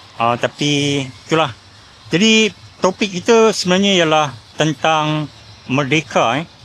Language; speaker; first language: Malay; native; Malay